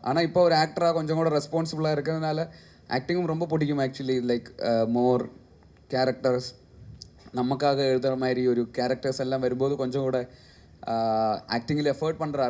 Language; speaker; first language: Tamil; non-native, learner; Malayalam